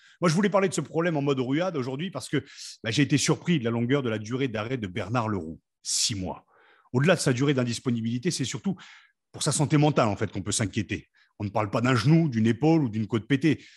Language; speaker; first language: French; native; French